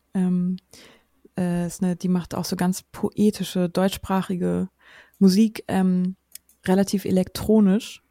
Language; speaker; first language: German; native; German